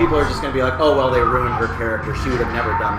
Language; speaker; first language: English; native; English